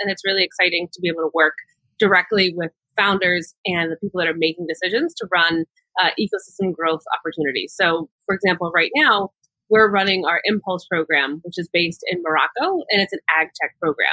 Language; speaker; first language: English; native; English